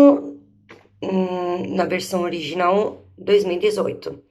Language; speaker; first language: Portuguese; native; Portuguese